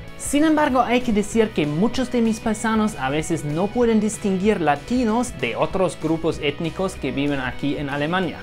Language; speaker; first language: Spanish; non-native, fluent; German